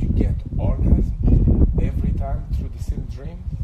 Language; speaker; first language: English; non-native, fluent; Italian